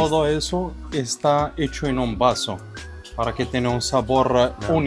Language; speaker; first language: Spanish; non-native, fluent; Arabic